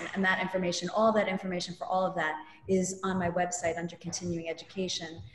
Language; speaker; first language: English; native; English